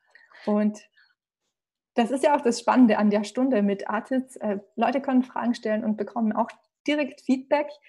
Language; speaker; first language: German; native; German